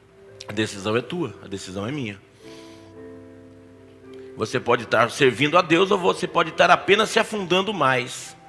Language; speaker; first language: Portuguese; native; Portuguese